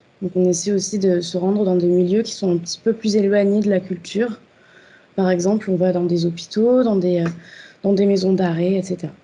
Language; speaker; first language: French; native; French